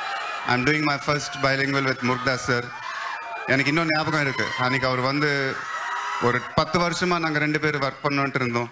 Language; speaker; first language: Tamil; non-native, local second language; Telugu